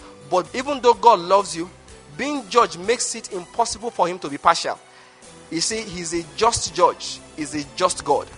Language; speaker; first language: English; non-native, local second language; Igbo